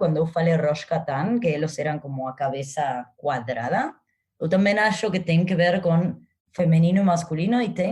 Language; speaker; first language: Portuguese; non-native, learner; Spanish